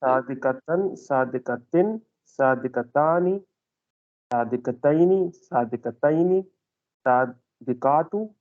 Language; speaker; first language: Arabic; non-native, learner; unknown